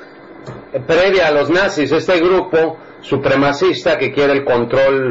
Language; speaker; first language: Spanish; native; Spanish